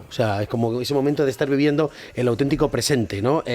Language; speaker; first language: Spanish; native; Spanish